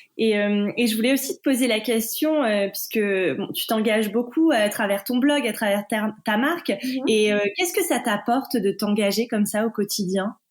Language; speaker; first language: French; native; French